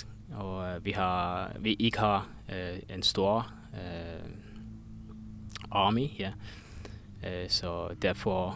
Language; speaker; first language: Danish; non-native, learner; Estonian